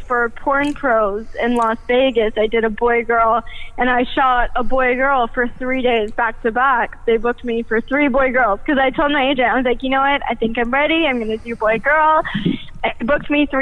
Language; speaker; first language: English; native; English